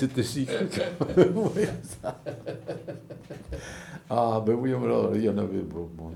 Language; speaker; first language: French; native; French